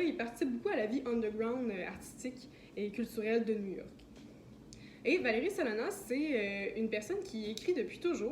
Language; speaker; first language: French; native; French